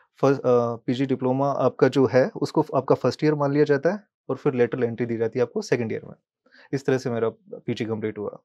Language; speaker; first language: Hindi; native; Hindi